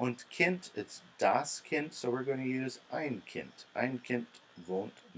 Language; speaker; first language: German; non-native, fluent; English